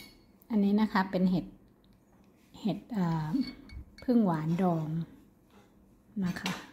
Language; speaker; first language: Thai; native; Thai